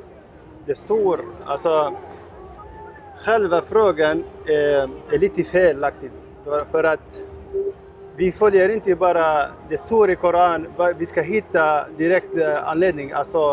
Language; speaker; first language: Swedish; non-native, learner; Arabic